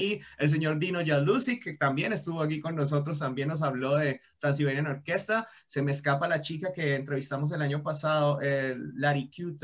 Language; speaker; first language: Spanish; native; Spanish